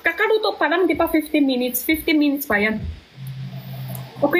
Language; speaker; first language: Filipino; non-native, learner; Chinese